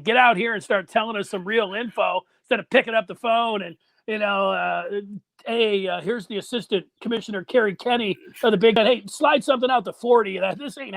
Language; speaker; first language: English; native; English